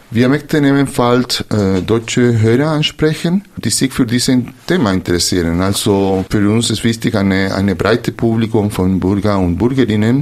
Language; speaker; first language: German; non-native, fluent; Spanish